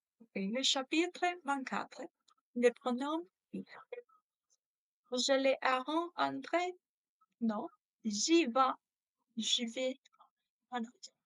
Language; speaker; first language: French; non-native, learner; Spanish